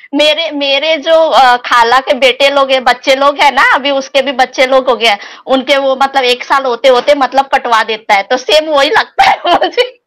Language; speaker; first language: Hindi; non-native, local second language; Nepali